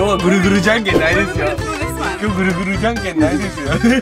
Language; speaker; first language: Japanese; native; Japanese